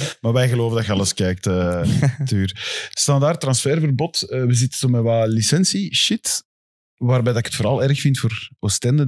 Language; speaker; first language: Dutch; native; Dutch